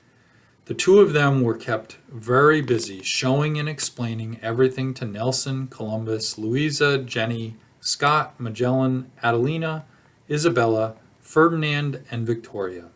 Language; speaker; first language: English; native; English